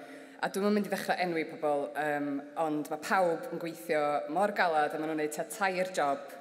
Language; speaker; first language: Welsh; native; Welsh